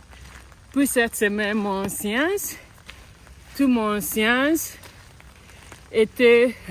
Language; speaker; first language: French; non-native, learner; English